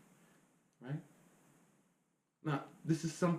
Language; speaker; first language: English; native; English